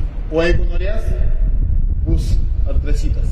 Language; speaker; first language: Lithuanian; native; Lithuanian